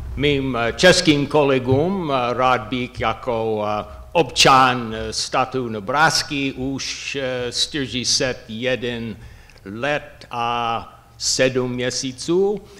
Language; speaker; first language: Czech; non-native, learner; English